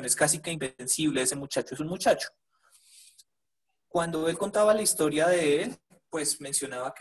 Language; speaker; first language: Spanish; native; Spanish